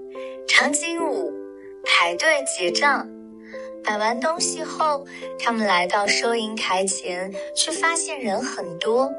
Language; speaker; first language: Chinese; native; Chinese